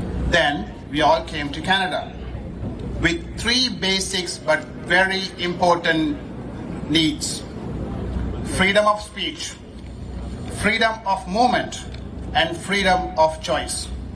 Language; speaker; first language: English; non-native, local second language; Tamil